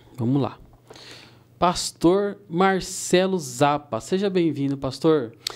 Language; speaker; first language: Portuguese; native; Portuguese